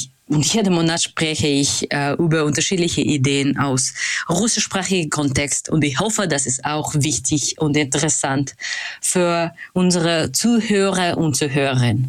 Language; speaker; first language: German; non-native, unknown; Russian